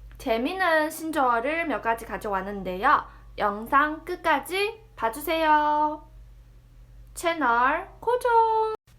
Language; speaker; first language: Korean; non-native, fluent; Chinese